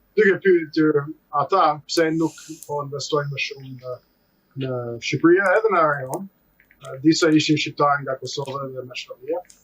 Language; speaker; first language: Albanian; non-native, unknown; English